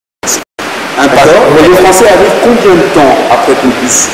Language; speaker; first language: French; native; French